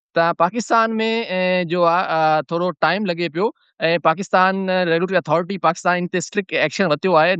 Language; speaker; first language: Sindhi; non-native, local second language; Urdu